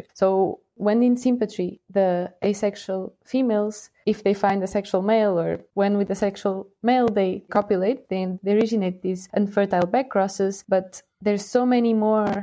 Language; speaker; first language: English; non-native, fluent; Portuguese